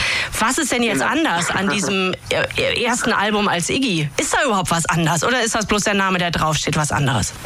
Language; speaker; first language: German; native; German